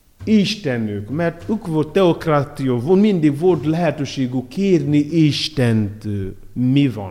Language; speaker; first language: Hungarian; non-native, learner; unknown